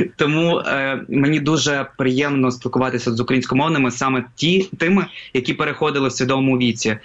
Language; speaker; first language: Ukrainian; non-native, local second language; Russian